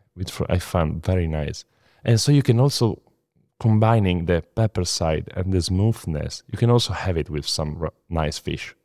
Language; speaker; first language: English; non-native, fluent; Italian